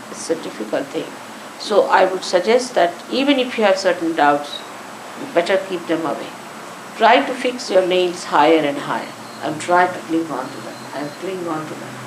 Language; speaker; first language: English; non-native, local second language; Marathi